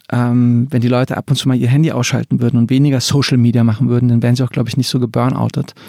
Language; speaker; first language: German; early bilingual, other home language; Croatian